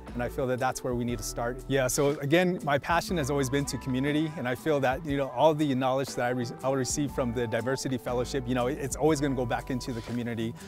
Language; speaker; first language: English; native; English